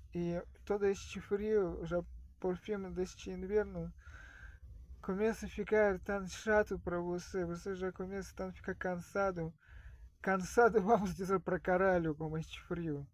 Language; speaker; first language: Portuguese; non-native, fluent; Russian